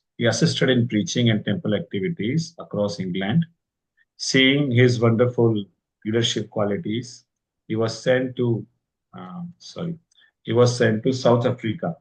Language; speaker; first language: English; non-native, local second language; Hindi